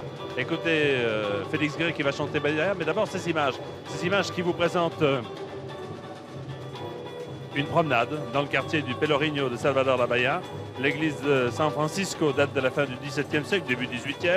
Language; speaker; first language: French; native; French